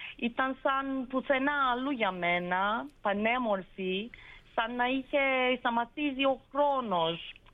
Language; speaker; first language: Greek; early bilingual, heritage; Turkish